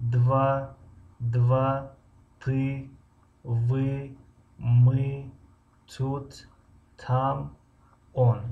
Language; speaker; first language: Russian; non-native, fluent; Tajik